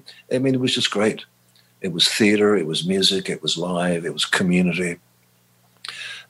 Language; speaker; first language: English; native; English